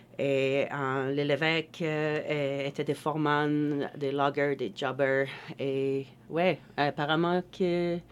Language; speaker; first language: French; native; French